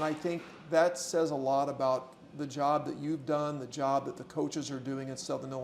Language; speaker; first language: English; native; English